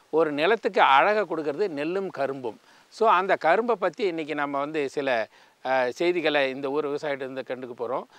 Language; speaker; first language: Tamil; native; Tamil